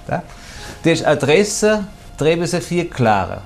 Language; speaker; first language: Romanian; non-native, fluent; German